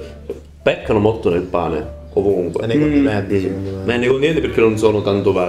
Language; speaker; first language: Italian; native; Italian